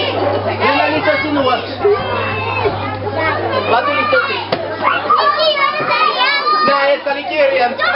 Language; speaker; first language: Norwegian; non-native, learner; Portuguese